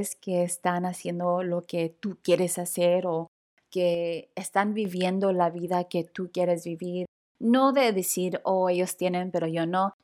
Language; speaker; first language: Spanish; early bilingual, heritage; Spanish